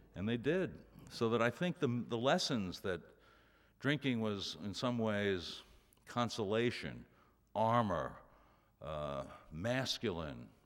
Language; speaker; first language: English; native; English